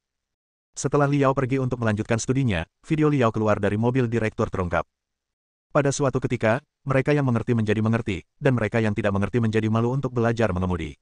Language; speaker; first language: Indonesian; native; Indonesian